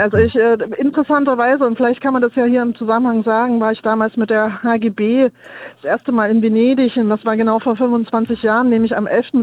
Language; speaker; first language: German; native; German